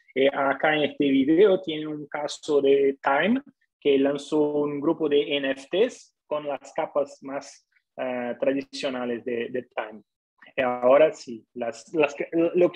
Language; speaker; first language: Spanish; non-native, fluent; Portuguese